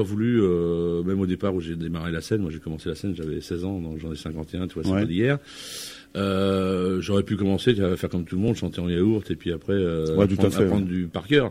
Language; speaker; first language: French; native; French